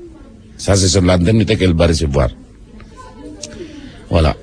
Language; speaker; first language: French; non-native, fluent; Filipino